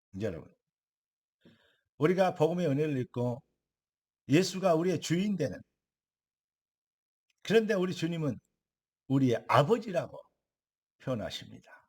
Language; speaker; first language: Korean; native; Korean